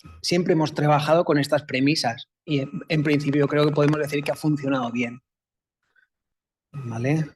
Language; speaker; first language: Spanish; native; Spanish